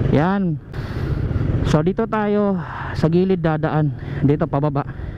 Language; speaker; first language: Filipino; non-native, local second language; Cebuano